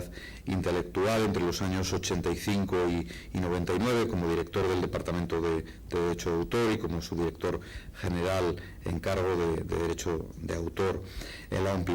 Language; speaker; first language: Spanish; native; Spanish